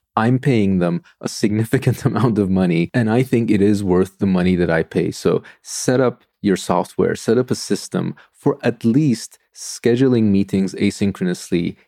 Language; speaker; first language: English; non-native, fluent; Turkish